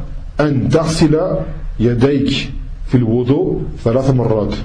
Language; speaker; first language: Arabic; non-native, fluent; French